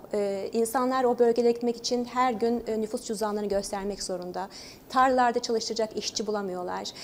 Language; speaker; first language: Turkish; native; Turkish